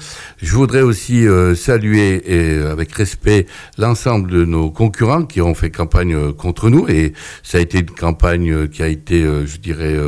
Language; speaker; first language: French; native; French